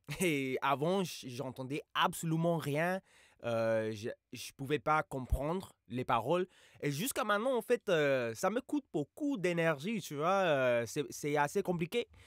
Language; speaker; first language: French; non-native, fluent; English